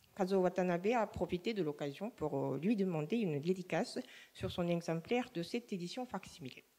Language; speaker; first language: French; non-native, fluent; Japanese